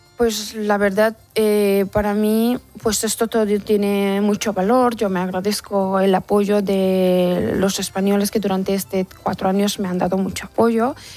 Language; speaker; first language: Spanish; non-native, learner; Persian